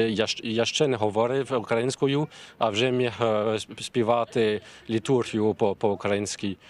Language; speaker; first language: Ukrainian; non-native, learner; French